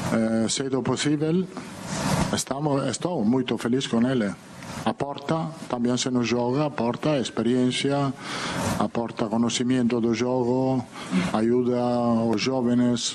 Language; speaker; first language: Portuguese; non-native, fluent; Italian